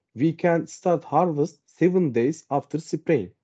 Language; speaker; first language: English; non-native, learner; Turkish